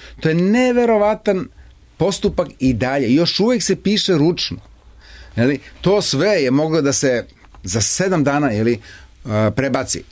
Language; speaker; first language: Serbian; native; Serbian